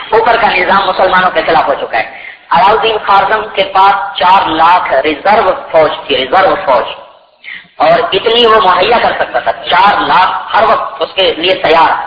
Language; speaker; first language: Urdu; non-native, local second language; Punjabi